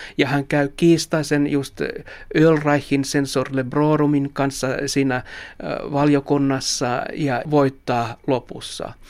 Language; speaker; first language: Finnish; non-native, local second language; Swedish